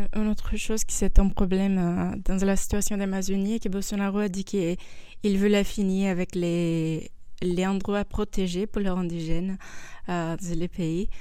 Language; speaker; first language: French; non-native, fluent; Portuguese